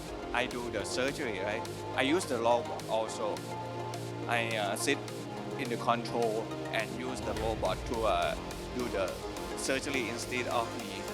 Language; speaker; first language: English; non-native, learner; Thai